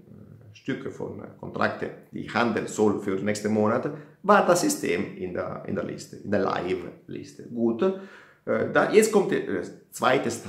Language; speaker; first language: German; non-native, fluent; Italian